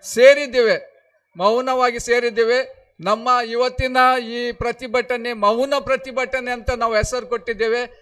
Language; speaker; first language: Kannada; non-native, local second language; Konkani